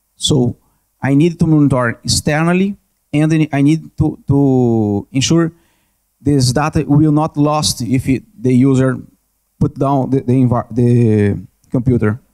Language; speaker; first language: English; non-native, learner; Portuguese